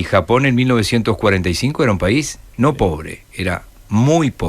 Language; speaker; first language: Spanish; native; Spanish